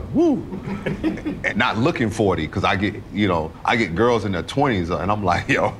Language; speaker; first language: English; native; English